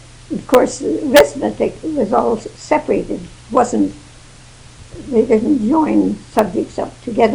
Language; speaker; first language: English; native; English